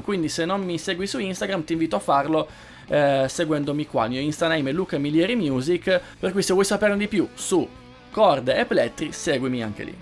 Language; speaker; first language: Italian; native; Italian